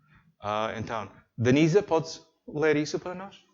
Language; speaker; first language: Portuguese; non-native, learner; English